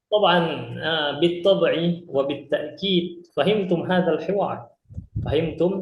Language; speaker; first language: Arabic; non-native, fluent; Indonesian